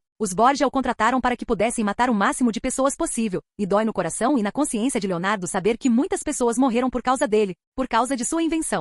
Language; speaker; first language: Portuguese; native; Portuguese